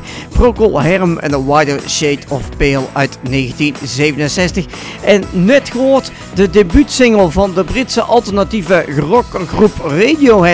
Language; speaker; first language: Dutch; native; Dutch